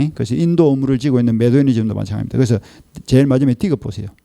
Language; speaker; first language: Korean; native; Korean